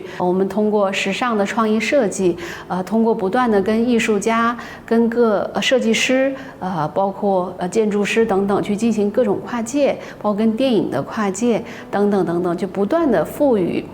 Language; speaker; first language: Chinese; native; Chinese